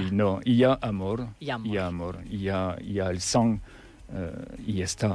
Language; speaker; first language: Catalan; non-native, learner; French